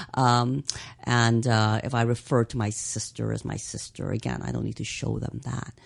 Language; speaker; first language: English; native; English